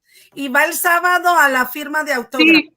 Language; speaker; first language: Spanish; native; Spanish